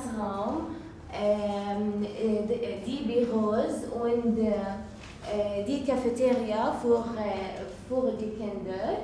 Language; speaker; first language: German; non-native, learner; Arabic